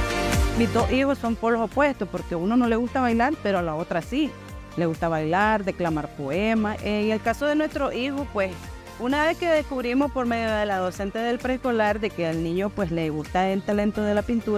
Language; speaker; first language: Spanish; native; Spanish